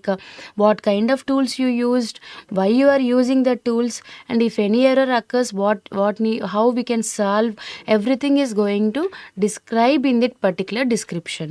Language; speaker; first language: English; non-native, local second language; Telugu